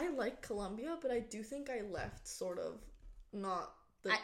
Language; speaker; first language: English; non-native, fluent; Spanish